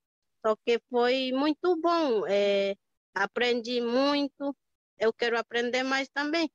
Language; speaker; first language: Portuguese; non-native, local second language; Guarani